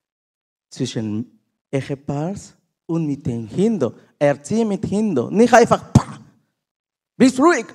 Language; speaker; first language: German; non-native, learner; Spanish